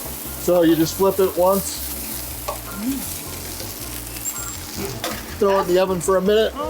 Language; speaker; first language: English; native; English